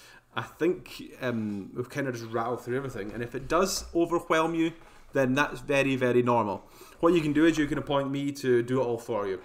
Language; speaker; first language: English; native; English